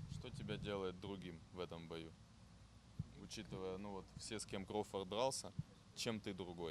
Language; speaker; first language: Russian; non-native, fluent; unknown